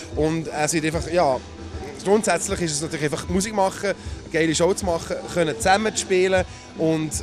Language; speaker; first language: German; native; German